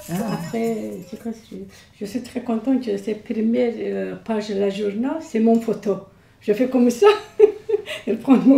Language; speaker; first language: French; non-native, learner; Turkish